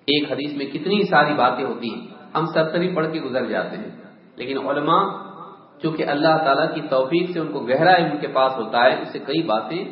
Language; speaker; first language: Urdu; native; Urdu